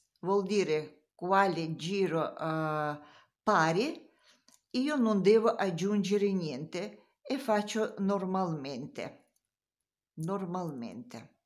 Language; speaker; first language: Italian; non-native, learner; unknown